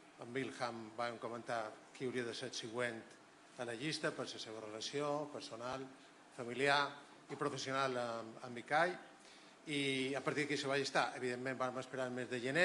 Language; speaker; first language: Catalan; native; Catalan